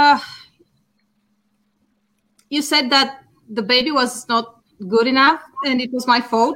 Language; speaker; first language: English; non-native, fluent; Bulgarian